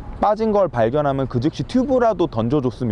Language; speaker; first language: Korean; native; Korean